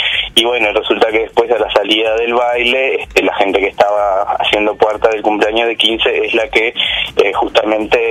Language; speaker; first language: Spanish; native; Spanish